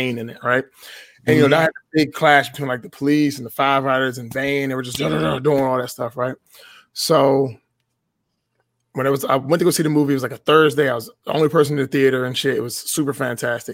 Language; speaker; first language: English; native; English